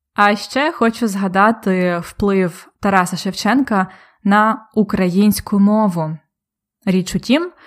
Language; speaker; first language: Ukrainian; native; Ukrainian